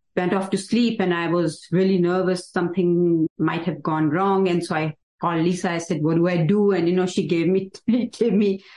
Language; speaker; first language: English; non-native, local second language; Hindi